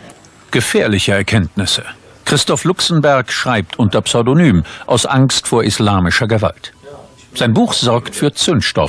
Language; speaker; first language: German; native; German